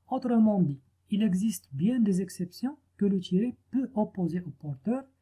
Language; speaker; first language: French; non-native, local second language; Arabic